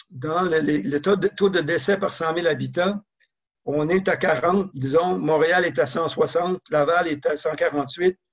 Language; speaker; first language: French; native; French